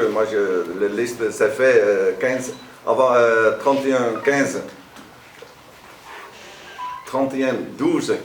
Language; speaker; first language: French; non-native, learner; Dutch